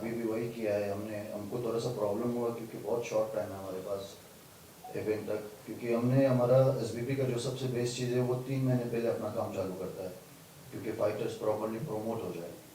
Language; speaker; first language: Hindi; non-native, fluent; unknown